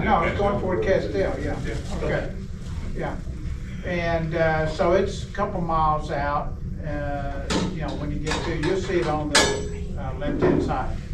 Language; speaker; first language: English; native; English